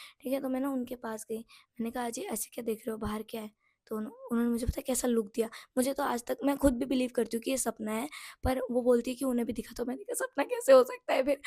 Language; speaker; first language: Hindi; non-native, local second language; Nepali